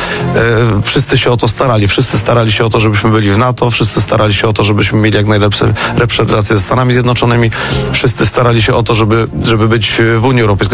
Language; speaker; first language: Polish; native; Polish